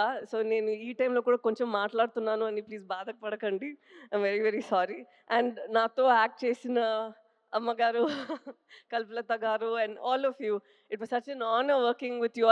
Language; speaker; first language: Telugu; non-native, fluent; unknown